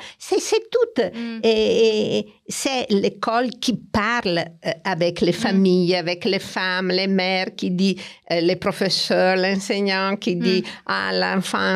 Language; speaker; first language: French; non-native, fluent; Italian